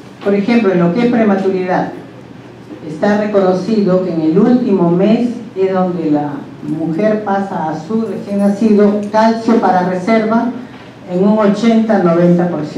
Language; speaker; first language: Spanish; native; Spanish